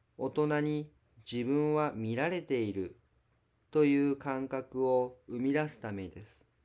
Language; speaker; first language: Japanese; native; Japanese